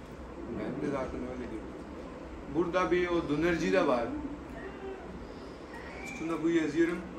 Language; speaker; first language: Turkish; non-native, learner; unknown